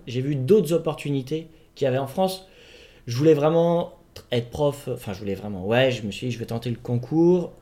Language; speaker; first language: French; native; French